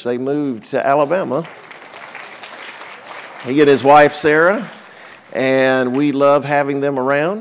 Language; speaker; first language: English; native; English